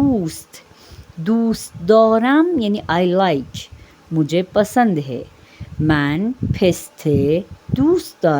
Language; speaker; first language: Persian; non-native, fluent; Urdu